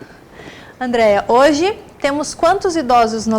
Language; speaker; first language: Portuguese; native; Portuguese